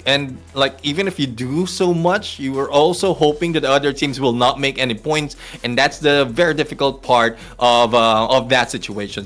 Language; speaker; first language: English; non-native, local second language; Filipino